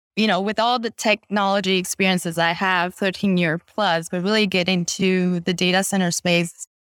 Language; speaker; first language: English; non-native, fluent; Chinese